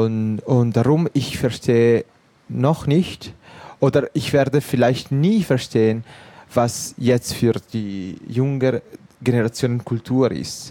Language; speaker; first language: German; non-native, local second language; Italian